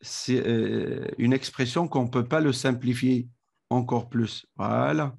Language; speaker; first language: French; non-native, local second language; Arabic